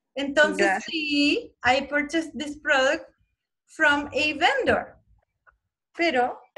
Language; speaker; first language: Spanish; native; Spanish